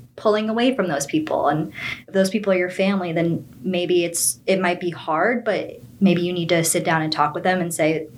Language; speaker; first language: English; native; English